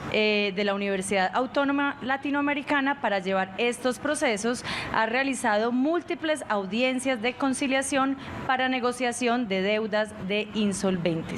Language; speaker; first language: Spanish; native; Spanish